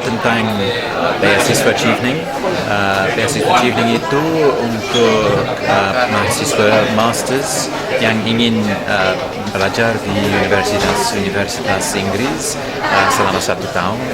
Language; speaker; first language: Indonesian; non-native, fluent; English